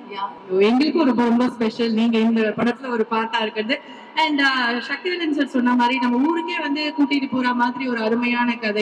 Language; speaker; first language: Tamil; native; Tamil